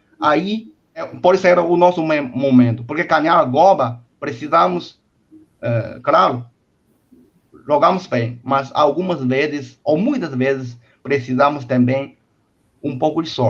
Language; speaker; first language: Portuguese; non-native, fluent; Chinese